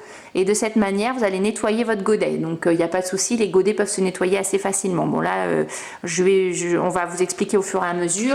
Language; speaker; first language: French; native; French